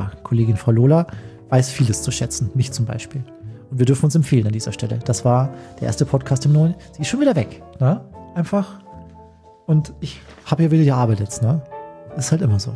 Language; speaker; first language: German; native; German